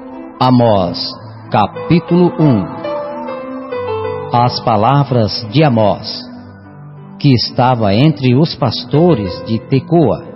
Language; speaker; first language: Portuguese; native; Portuguese